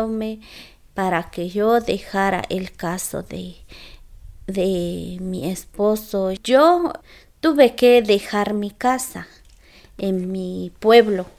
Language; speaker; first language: Spanish; non-native, local second language; Zapotec